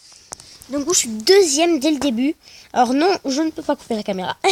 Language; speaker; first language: French; native; French